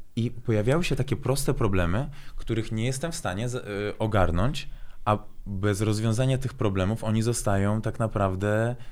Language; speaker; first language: Polish; non-native, fluent; Azerbaijani